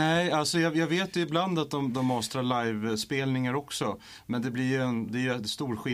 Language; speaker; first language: Swedish; native; Swedish